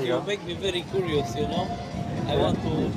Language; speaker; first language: English; non-native, learner; Romanian